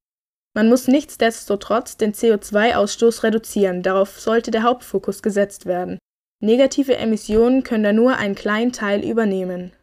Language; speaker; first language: German; native; German